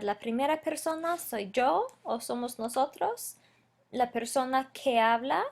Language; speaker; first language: Spanish; non-native, fluent; English